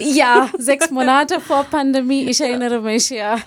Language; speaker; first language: German; non-native, learner; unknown